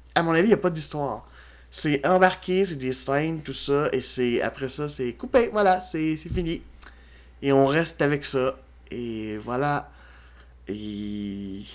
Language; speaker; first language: French; native; French